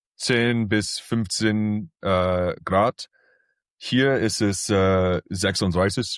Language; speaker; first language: German; early bilingual, heritage; English